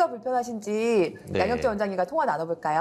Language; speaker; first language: Korean; native; Korean